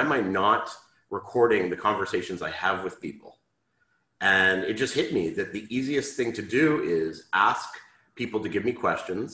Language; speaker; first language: English; native; English